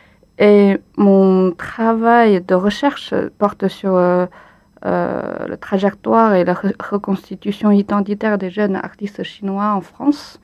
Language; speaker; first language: French; non-native, fluent; Chinese